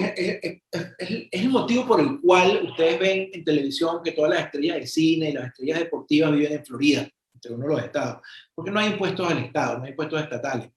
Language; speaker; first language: Spanish; native; Spanish